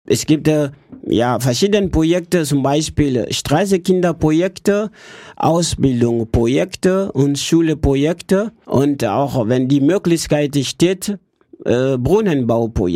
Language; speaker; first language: German; non-native, learner; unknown